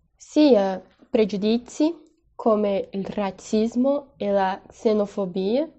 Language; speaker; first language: Italian; non-native, fluent; Portuguese